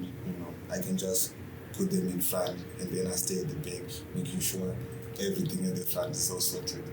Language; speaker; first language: English; non-native, local second language; Shona